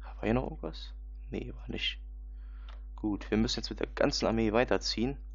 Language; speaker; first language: German; native; German